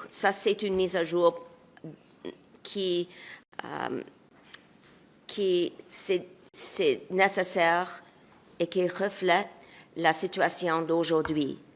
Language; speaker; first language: French; non-native, local second language; English